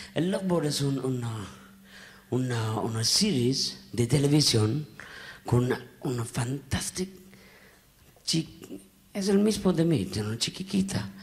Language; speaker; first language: Spanish; non-native, learner; English